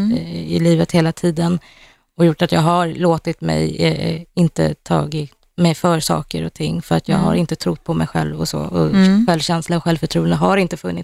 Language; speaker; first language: Swedish; native; Swedish